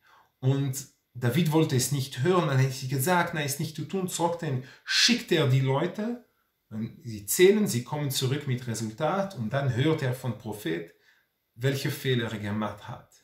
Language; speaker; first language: German; non-native, fluent; Hebrew